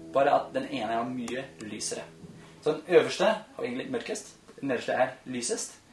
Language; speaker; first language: Norwegian; non-native, fluent; German